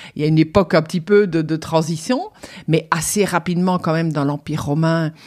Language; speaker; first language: French; native; French